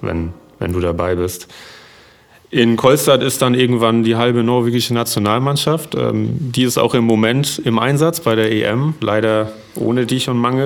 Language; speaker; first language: German; native; German